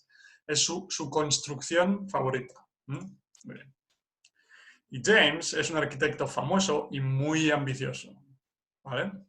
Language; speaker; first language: Spanish; non-native, fluent; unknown